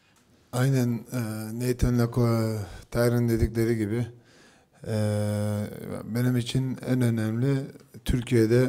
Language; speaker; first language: Turkish; early bilingual, heritage; Turkish